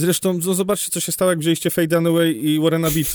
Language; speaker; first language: Polish; native; Polish